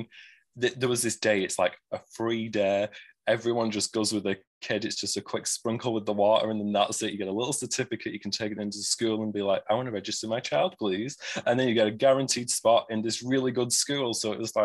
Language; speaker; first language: English; native; English